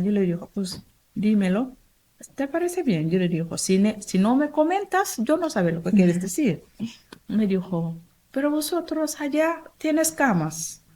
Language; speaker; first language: Spanish; non-native, learner; Wolof